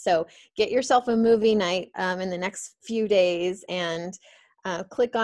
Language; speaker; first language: English; native; English